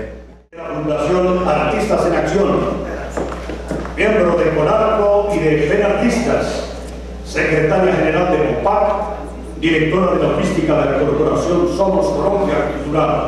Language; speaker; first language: Spanish; native; Spanish